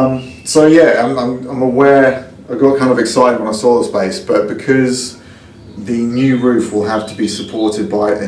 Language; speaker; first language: English; native; English